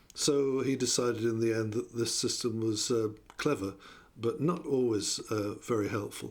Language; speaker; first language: English; native; English